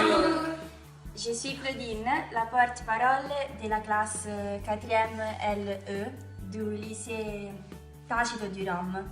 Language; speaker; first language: French; non-native, learner; Italian